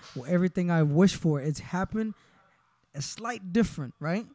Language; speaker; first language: English; early bilingual, other home language; Spanish